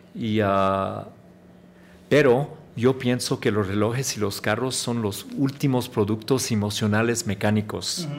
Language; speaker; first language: Spanish; early bilingual, heritage; Spanish